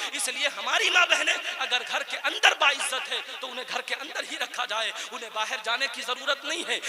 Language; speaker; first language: Urdu; native; Urdu